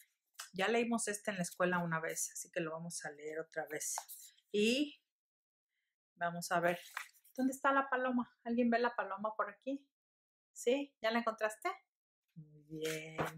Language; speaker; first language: Spanish; early bilingual, heritage; Spanish